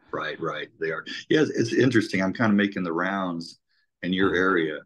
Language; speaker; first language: English; native; English